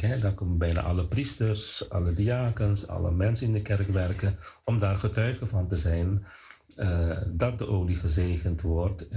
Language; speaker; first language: Dutch; non-native, fluent; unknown